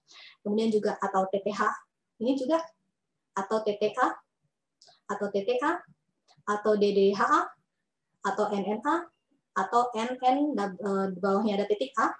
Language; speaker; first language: Indonesian; native; Indonesian